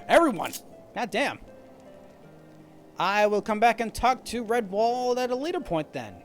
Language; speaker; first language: English; native; English